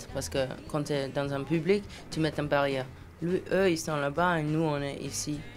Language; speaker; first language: French; non-native, fluent; English